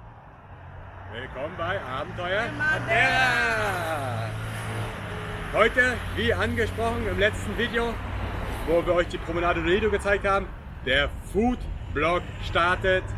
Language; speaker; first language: German; native; German